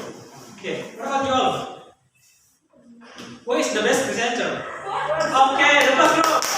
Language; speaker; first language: English; non-native, learner; Indonesian